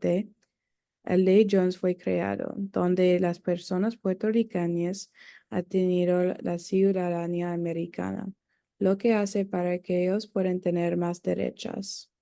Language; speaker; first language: Spanish; non-native, learner; English